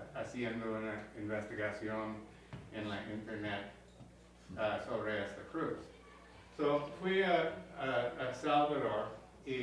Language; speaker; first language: Spanish; non-native, learner; English